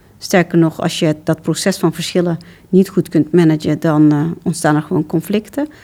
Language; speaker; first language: Dutch; early bilingual, other home language; Turkish